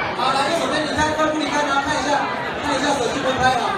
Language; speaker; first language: Chinese; native; Chinese